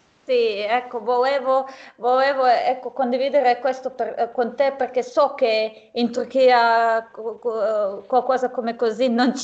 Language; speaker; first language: Italian; non-native, fluent; Serbian